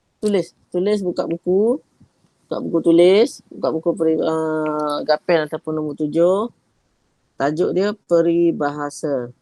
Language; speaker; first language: Malay; native; Malay